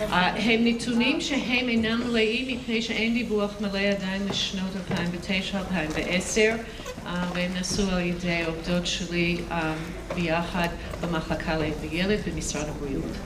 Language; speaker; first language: Hebrew; non-native, fluent; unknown